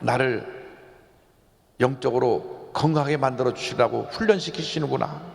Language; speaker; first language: Korean; native; Korean